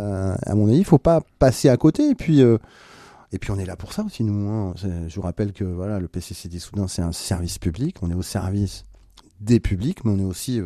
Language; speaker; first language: French; native; French